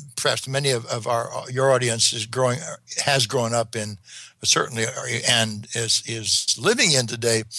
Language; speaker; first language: English; native; English